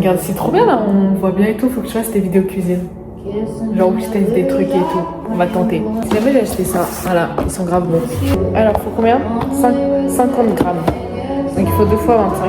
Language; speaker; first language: French; native; French